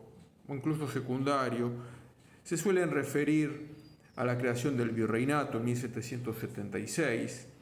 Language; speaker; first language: Spanish; native; Spanish